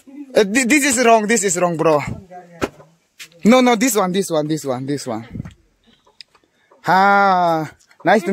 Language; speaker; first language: English; non-native, learner; Adi